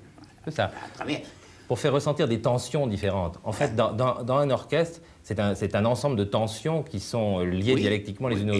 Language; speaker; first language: French; native; French